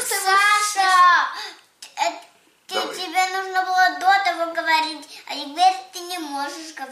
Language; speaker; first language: Russian; early bilingual, heritage; Russian